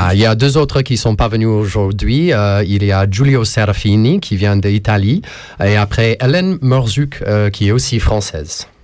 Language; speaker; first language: French; non-native, fluent; English